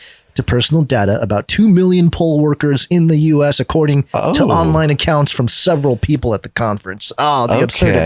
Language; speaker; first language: English; native; English